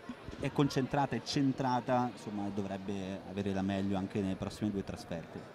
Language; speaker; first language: Italian; native; Italian